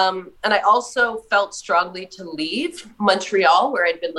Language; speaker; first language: English; native; English